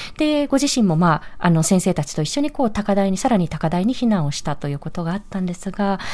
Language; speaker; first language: Japanese; native; Japanese